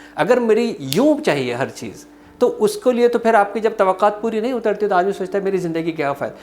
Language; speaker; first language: Urdu; native; Urdu